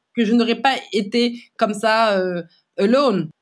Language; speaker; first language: French; native; French